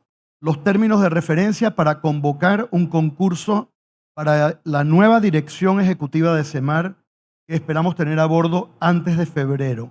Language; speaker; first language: Spanish; native; Spanish